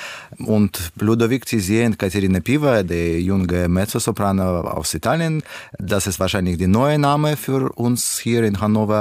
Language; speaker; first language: German; non-native, learner; Russian